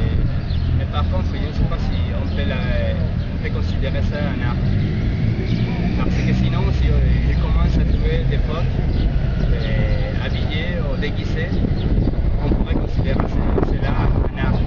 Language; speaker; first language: French; non-native, learner; Spanish